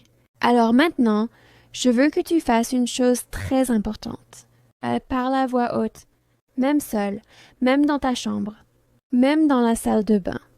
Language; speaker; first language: French; non-native, fluent; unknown